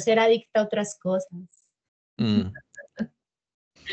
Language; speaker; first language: Spanish; native; Spanish